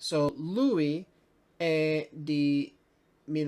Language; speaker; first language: Italian; non-native, learner; English